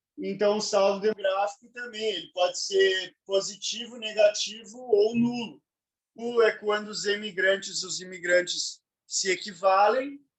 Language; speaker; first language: Portuguese; native; Portuguese